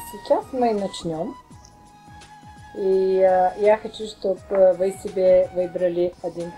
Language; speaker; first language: Russian; non-native, learner; Bulgarian